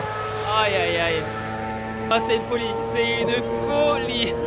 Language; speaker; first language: French; native; French